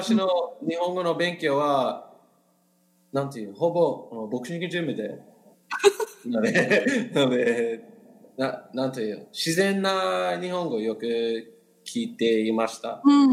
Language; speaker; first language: Japanese; non-native, learner; English